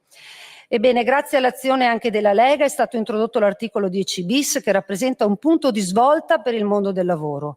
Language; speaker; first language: Italian; native; Italian